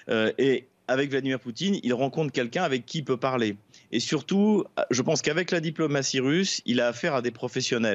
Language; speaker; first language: French; native; French